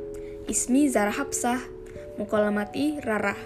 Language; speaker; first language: Arabic; non-native, learner; Indonesian